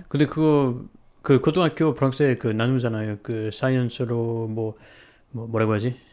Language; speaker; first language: Korean; non-native, fluent; French